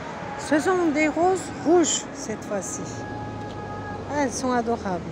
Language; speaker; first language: French; non-native, fluent; Turkish